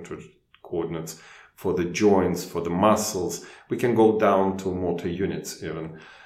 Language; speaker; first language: English; non-native, fluent; Russian